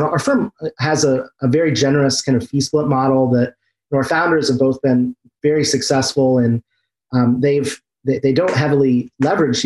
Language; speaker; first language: English; native; English